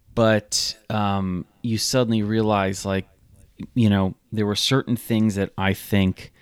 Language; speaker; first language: English; native; English